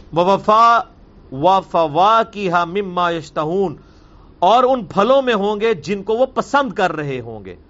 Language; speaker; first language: Urdu; non-native, local second language; Punjabi